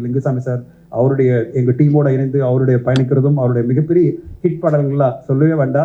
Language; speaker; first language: Tamil; native; Tamil